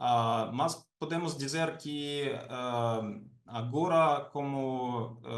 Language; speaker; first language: Portuguese; non-native, fluent; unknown